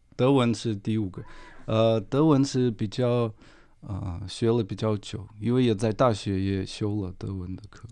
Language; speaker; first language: Chinese; non-native, fluent; Russian